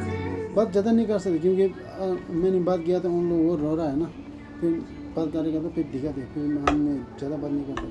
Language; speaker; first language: Hindi; non-native, learner; Tibetan